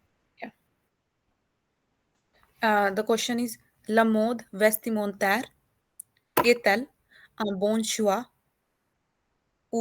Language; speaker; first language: French; non-native, learner; Hindi